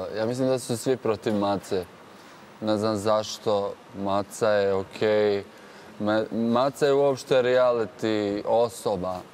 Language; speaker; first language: Bosnian; early bilingual, heritage; Bosnian